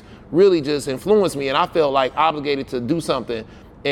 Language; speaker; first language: English; native; English